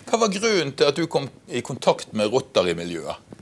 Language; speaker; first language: Norwegian; native; Norwegian